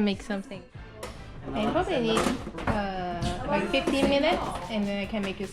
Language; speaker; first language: English; non-native, fluent; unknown